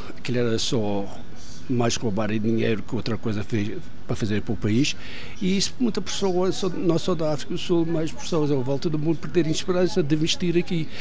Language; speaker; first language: Portuguese; native; Portuguese